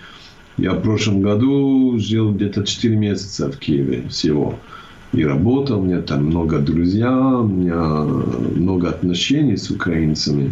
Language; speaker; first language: Russian; non-native, fluent; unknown